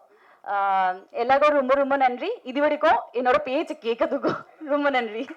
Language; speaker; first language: Tamil; non-native, fluent; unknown